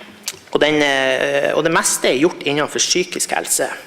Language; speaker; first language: Norwegian; native; Norwegian